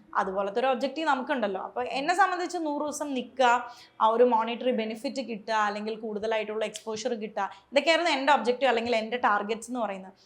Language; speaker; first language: Malayalam; native; Malayalam